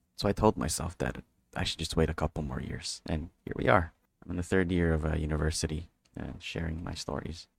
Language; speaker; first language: English; non-native, local second language; Filipino